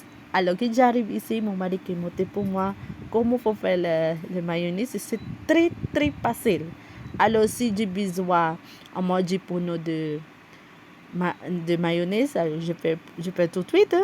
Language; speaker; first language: French; non-native, learner; Cebuano